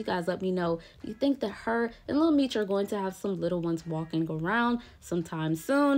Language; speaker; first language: English; native; English